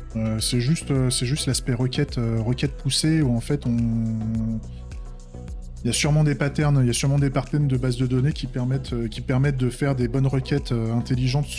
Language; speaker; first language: French; native; French